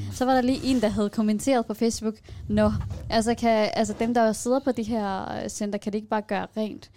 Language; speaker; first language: Danish; non-native, fluent; Kurdish